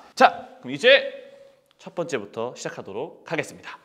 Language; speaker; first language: Korean; native; Korean